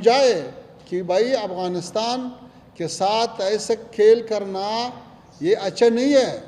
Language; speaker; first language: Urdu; non-native, fluent; Pashto